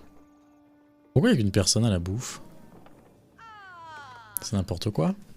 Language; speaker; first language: French; native; French